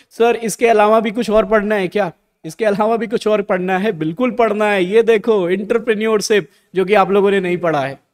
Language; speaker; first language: Hindi; native; Hindi